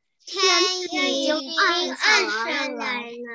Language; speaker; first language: Chinese; early bilingual, heritage; Chinese